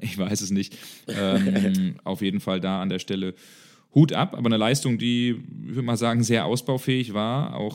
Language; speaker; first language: German; native; German